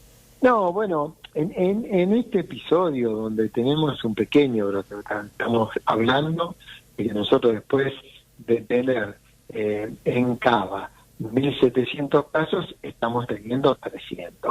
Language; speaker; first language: Spanish; native; Spanish